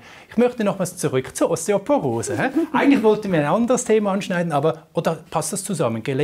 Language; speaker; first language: German; native; German